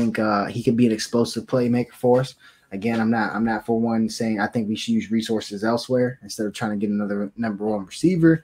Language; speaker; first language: English; native; English